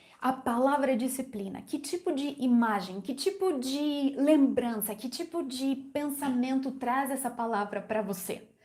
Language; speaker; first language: Portuguese; non-native, fluent; Ukrainian